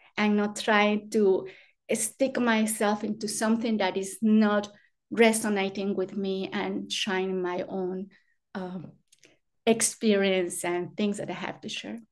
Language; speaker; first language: English; non-native, fluent; Spanish